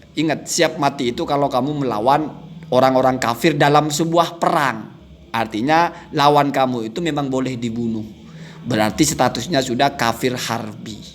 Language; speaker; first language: Indonesian; non-native, local second language; Madurese